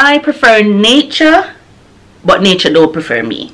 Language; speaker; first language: English; non-native, local second language; Jamaican Creole English